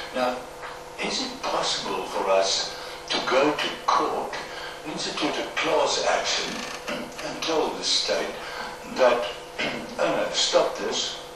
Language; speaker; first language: English; non-native, local second language; Afrikaans